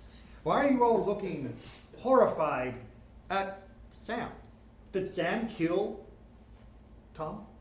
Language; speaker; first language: English; native; English